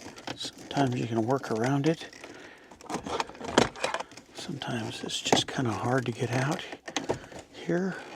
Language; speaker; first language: English; native; English